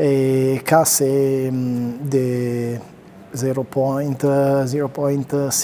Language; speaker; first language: French; non-native, learner; Italian